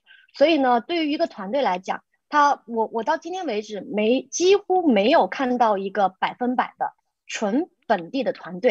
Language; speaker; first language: Chinese; native; Chinese